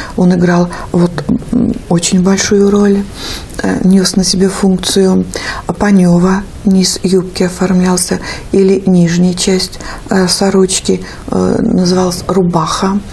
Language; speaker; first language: Russian; native; Russian